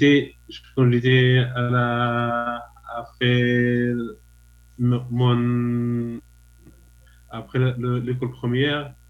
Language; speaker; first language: French; non-native, learner; Arabic